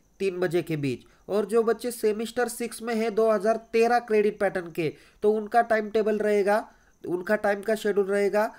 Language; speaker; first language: Hindi; non-native, local second language; Marathi